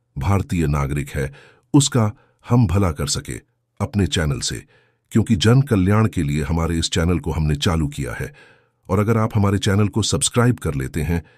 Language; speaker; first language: Hindi; native; Hindi